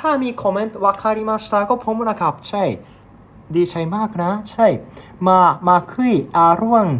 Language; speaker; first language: Thai; non-native, learner; Japanese